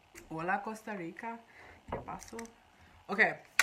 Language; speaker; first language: Spanish; non-native, learner; Persian